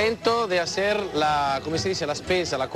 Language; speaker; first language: Spanish; non-native, learner; Italian